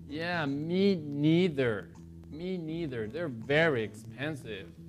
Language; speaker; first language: English; non-native, fluent; Spanish